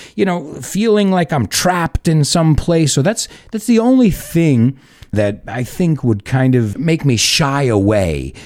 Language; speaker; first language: English; native; English